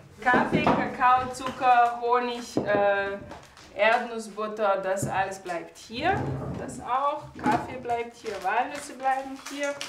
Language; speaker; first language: German; non-native, fluent; Serbian